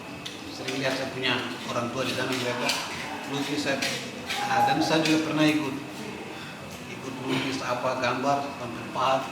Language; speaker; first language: Indonesian; native; Indonesian